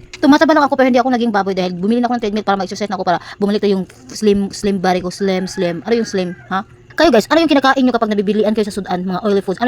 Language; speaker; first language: Filipino; non-native, local second language; Cebuano